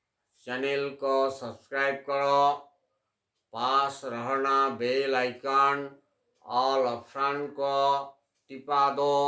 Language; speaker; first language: Hindi; non-native, local second language; Bangla